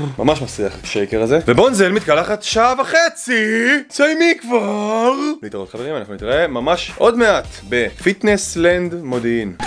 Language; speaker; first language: Hebrew; native; Hebrew